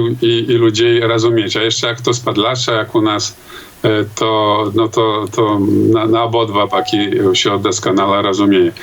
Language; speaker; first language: Polish; non-native, local second language; Belarusian